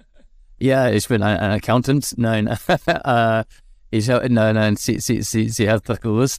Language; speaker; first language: German; non-native, learner; English